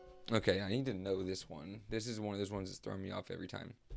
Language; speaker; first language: English; native; English